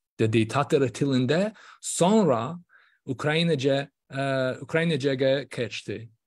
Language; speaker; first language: Ukrainian; non-native, fluent; English